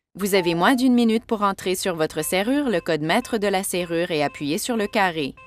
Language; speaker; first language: French; native; French